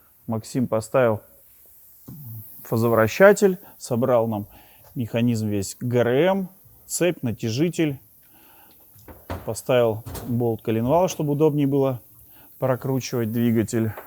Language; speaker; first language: Russian; native; Russian